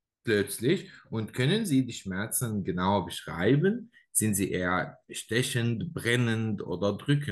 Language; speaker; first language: German; non-native, learner; Arabic